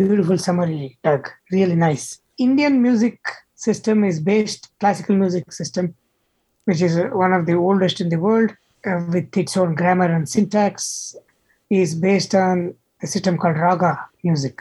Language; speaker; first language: English; non-native, local second language; Kannada